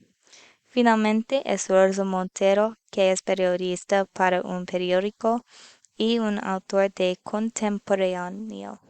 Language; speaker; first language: Spanish; non-native, learner; English